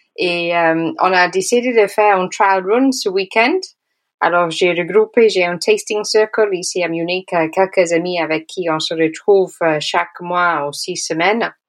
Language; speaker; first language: French; non-native, fluent; English